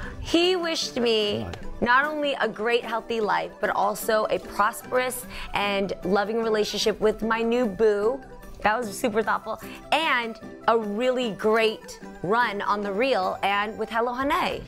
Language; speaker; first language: English; early bilingual, other home language; Vietnamese